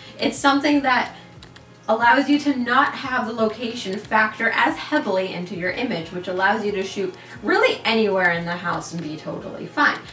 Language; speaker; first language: English; native; English